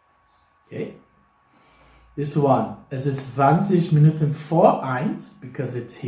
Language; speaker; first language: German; non-native, fluent; English